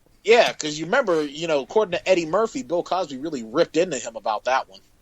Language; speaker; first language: English; native; English